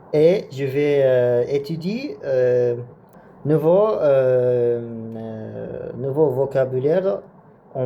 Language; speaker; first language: French; non-native, learner; Arabic